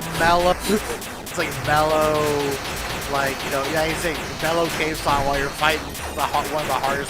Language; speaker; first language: English; native; English